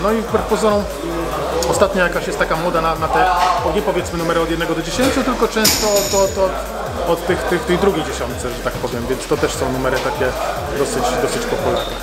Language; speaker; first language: Polish; native; Polish